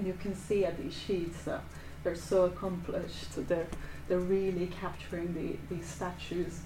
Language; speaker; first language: English; non-native, fluent; Dutch